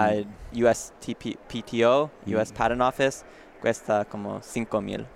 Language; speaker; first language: Spanish; non-native, learner; English